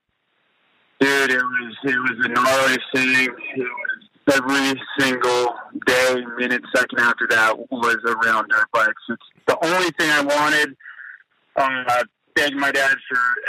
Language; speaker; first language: English; native; English